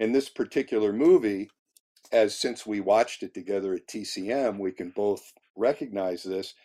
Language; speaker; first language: English; native; English